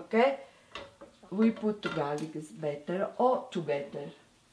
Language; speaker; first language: English; non-native, learner; Italian